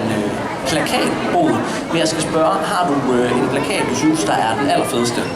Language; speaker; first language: Danish; native; Danish